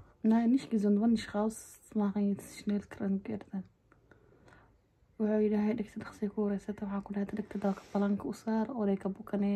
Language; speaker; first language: German; non-native, learner; Somali